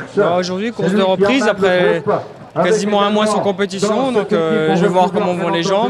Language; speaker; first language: French; native; French